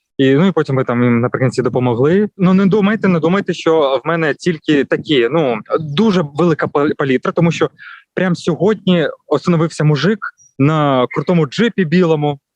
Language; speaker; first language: Ukrainian; non-native, local second language; Russian